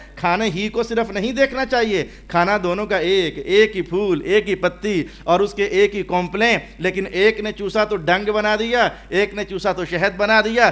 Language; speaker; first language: Urdu; non-native, local second language; Punjabi